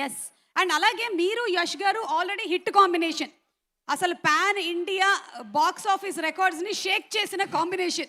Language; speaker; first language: Telugu; native; Telugu